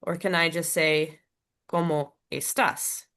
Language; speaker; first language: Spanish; non-native, fluent; English